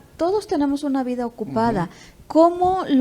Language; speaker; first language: Spanish; native; Spanish